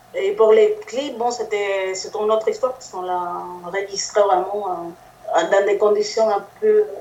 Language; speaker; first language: French; non-native, fluent; Spanish